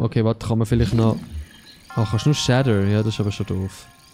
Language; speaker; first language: German; native; German